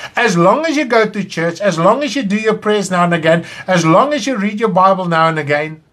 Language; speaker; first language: English; non-native, local second language; Afrikaans